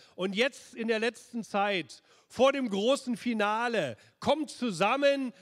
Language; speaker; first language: German; native; German